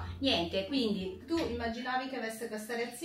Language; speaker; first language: Italian; native; Italian